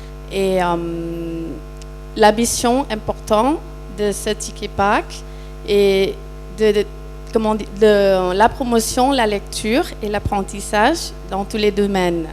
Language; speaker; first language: French; non-native, fluent; Thai